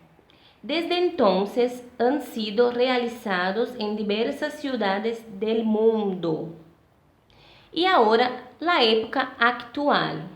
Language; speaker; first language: Spanish; non-native, fluent; Portuguese